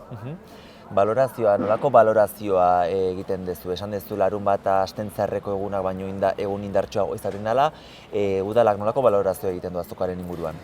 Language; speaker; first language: Basque; native; Basque